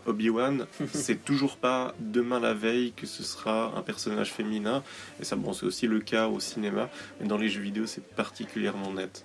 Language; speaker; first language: French; native; French